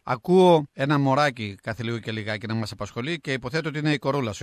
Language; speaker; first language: Greek; native; Greek